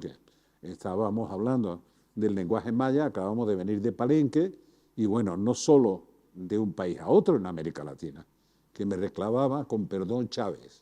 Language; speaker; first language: Spanish; native; Spanish